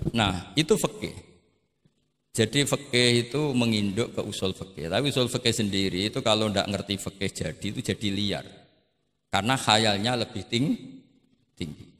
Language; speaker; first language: Indonesian; non-native, local second language; Javanese